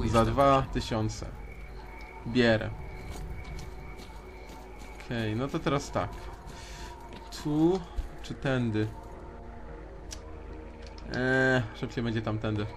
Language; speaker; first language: Polish; native; Polish